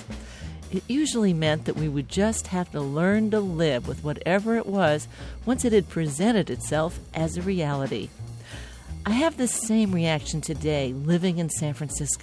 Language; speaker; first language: English; native; English